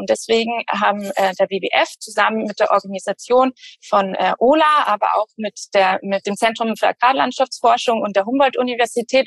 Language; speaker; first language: German; native; German